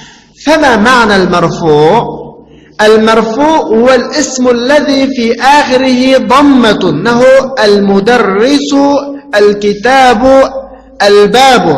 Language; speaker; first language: Arabic; non-native, fluent; Uzbek